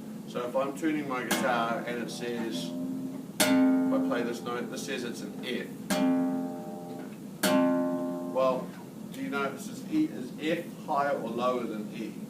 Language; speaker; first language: English; native; English